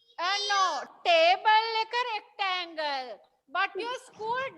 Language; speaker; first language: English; non-native, fluent; Sinhala